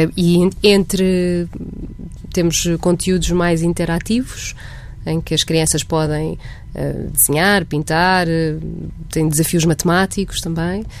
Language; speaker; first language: Portuguese; native; Portuguese